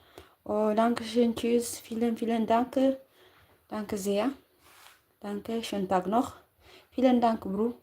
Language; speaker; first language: German; non-native, learner; Tigrinya